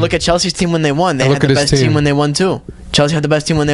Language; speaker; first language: English; native; English